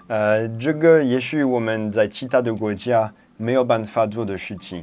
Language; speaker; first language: Chinese; non-native, fluent; French